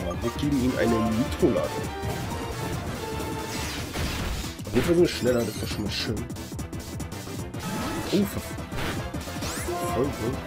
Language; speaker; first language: German; native; German